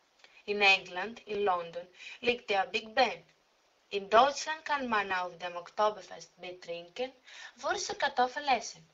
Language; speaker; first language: German; non-native, learner; Greek